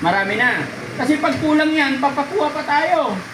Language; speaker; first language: Filipino; native; Filipino